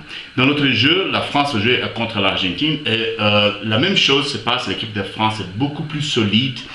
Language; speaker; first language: French; non-native, fluent; Portuguese